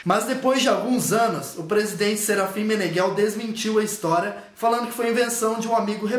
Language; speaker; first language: Portuguese; native; Portuguese